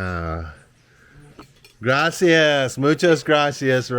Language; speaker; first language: Spanish; non-native, learner; English